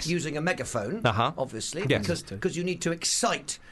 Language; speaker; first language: English; native; English